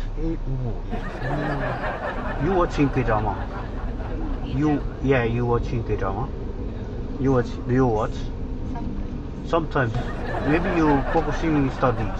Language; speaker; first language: English; non-native, learner; Korean